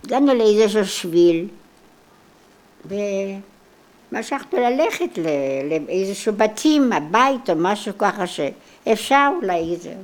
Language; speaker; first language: Hebrew; non-native, local second language; Polish